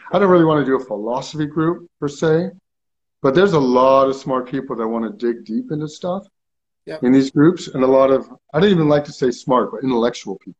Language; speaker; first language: English; early bilingual, other home language; Greek